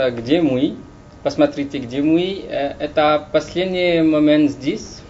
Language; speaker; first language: Russian; non-native, learner; French